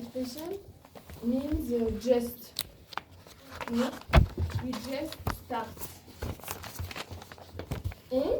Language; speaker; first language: English; non-native, learner; French